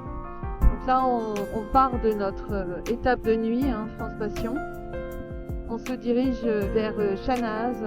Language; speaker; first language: French; native; French